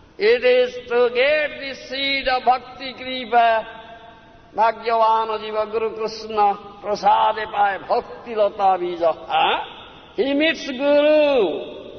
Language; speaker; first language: English; non-native, local second language; Odia